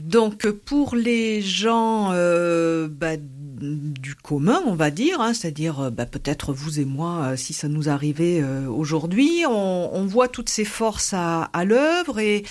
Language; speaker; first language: French; native; French